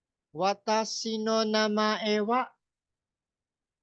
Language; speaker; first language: Japanese; non-native, fluent; Filipino